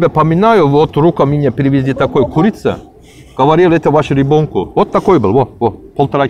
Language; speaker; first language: Russian; non-native, learner; Turkish